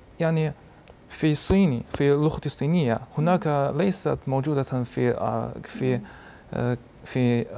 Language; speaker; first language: Arabic; non-native, learner; Chinese